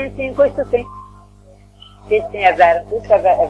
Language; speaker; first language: Italian; non-native, learner; Portuguese